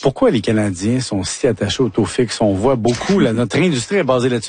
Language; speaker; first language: French; native; French